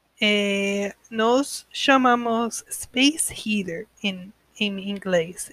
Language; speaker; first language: Portuguese; non-native, learner; English